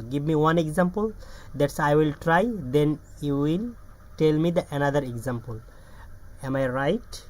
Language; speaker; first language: English; non-native, learner; Bangla